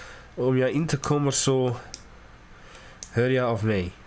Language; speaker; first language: Swedish; non-native, learner; English